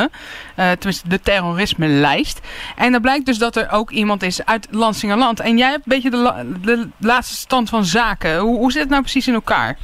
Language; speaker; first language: Dutch; native; Dutch